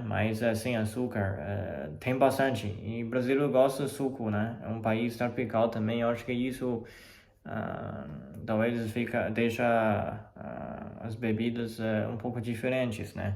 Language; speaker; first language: Portuguese; non-native, fluent; Chinese